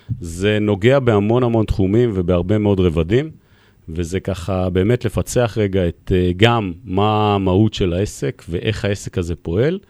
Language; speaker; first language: Hebrew; native; Hebrew